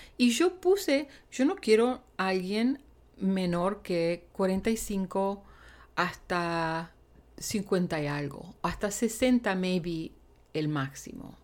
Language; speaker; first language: Spanish; native; Spanish